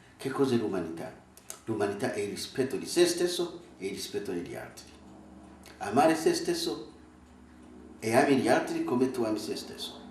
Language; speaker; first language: Italian; non-native, fluent; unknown